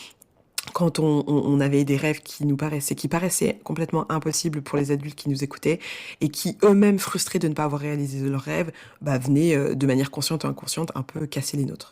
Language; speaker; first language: French; native; French